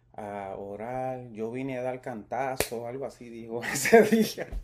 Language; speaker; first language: Spanish; early bilingual, heritage; Spanish